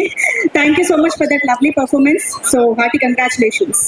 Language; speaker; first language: Telugu; native; Telugu